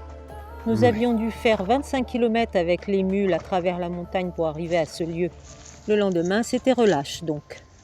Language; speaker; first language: French; native; French